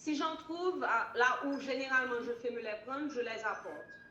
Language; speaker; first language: French; native; French